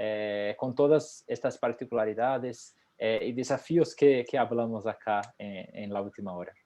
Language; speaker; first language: Spanish; non-native, fluent; Portuguese